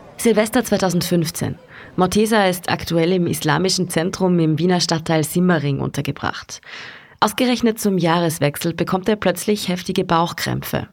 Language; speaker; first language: German; native; German